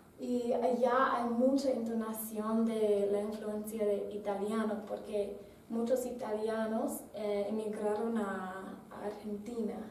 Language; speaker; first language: Spanish; non-native, fluent; English